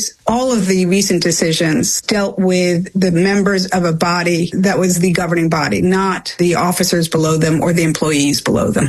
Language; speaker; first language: English; native; English